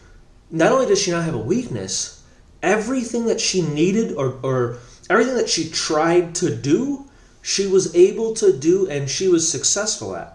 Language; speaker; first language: English; native; English